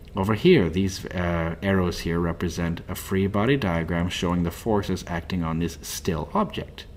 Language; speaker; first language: English; native; English